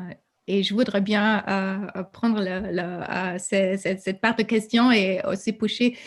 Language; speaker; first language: French; non-native, fluent; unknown